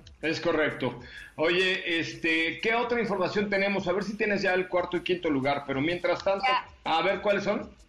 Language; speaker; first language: Spanish; native; Spanish